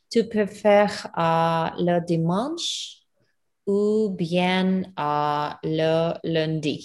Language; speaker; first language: French; non-native, learner; English